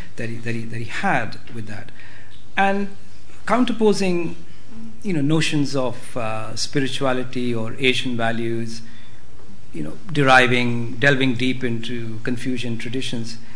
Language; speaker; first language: English; non-native, local second language; Hindi